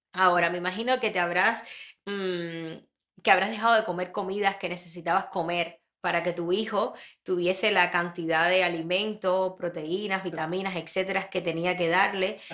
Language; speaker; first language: Spanish; native; Spanish